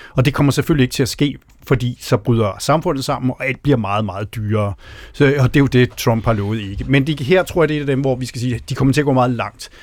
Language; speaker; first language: Danish; native; Danish